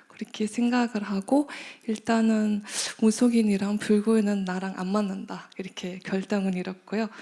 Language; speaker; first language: Korean; non-native, fluent; Mongolian